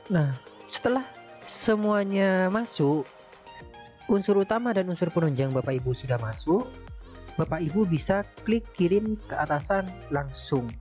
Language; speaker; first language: Indonesian; native; Indonesian